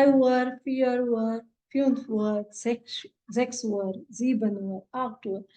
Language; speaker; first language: German; non-native, fluent; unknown